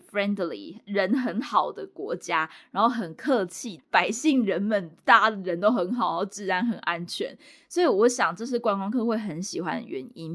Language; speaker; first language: Chinese; native; Chinese